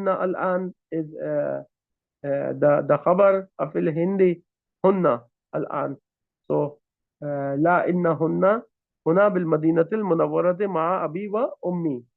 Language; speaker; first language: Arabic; non-native, fluent; Urdu